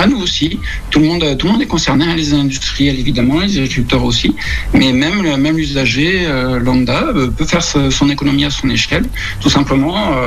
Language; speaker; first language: French; native; French